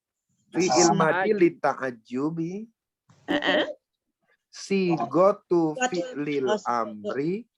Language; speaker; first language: Arabic; non-native, fluent; Indonesian